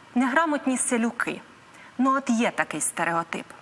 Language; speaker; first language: Ukrainian; native; Ukrainian